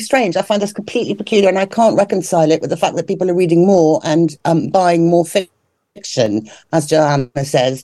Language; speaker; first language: English; native; English